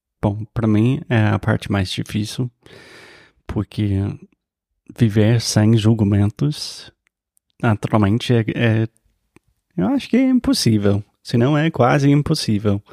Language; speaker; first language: Portuguese; non-native, fluent; English